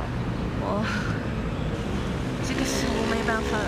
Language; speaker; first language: Chinese; non-native, learner; Dutch